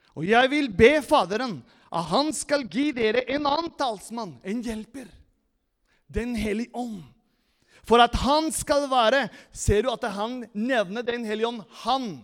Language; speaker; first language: Norwegian; non-native, fluent; Spanish